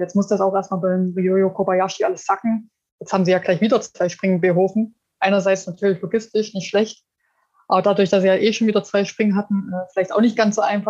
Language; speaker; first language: German; native; German